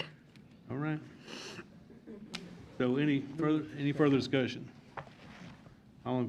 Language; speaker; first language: English; native; English